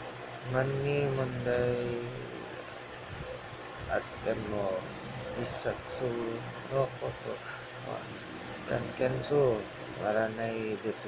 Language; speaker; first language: Japanese; non-native, learner; Indonesian